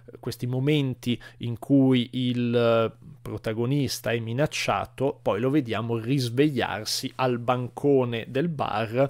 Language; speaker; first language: Italian; native; Italian